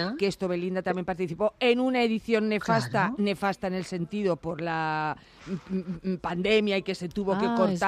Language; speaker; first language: Spanish; native; Spanish